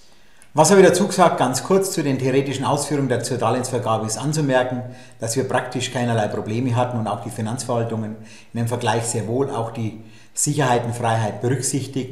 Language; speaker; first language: German; native; German